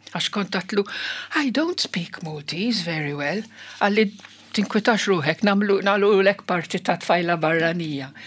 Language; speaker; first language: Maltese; non-native, local second language; Italian